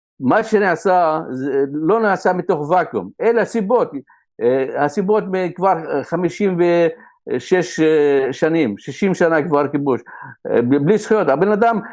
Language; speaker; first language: Hebrew; non-native, local second language; Arabic